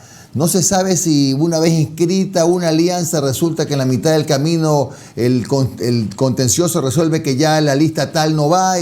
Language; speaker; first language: Spanish; native; Spanish